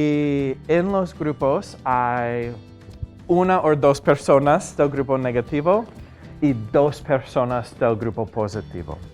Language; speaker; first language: Spanish; non-native, fluent; English